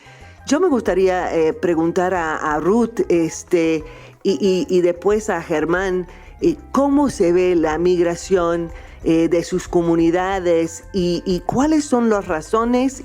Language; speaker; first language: Spanish; non-native, fluent; English